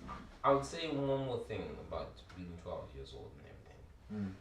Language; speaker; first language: English; early bilingual, other home language; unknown